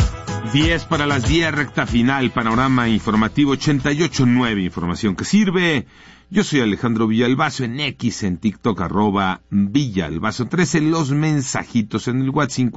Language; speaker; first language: Spanish; native; Spanish